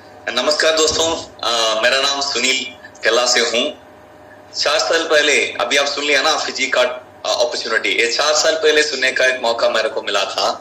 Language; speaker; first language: Hindi; non-native, local second language; Malayalam